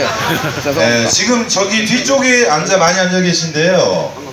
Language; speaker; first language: Korean; native; Korean